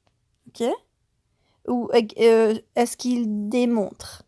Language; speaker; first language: French; non-native, fluent; Spanish